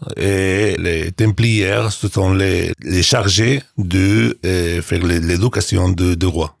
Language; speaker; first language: French; non-native, learner; Spanish